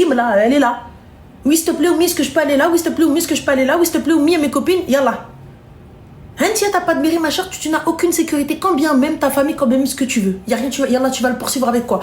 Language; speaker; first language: French; native; French